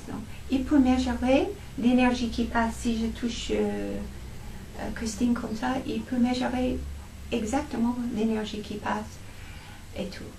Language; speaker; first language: French; non-native, fluent; English